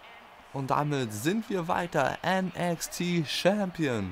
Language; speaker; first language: German; native; German